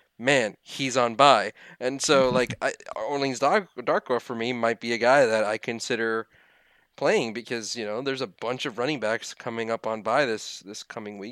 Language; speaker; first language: English; native; English